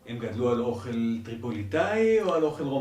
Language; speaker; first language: Hebrew; native; Hebrew